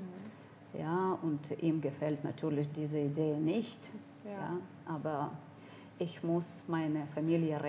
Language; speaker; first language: German; non-native, learner; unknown